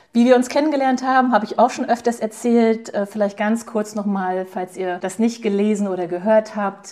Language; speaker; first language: German; native; German